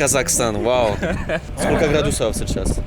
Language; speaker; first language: Russian; non-native, learner; French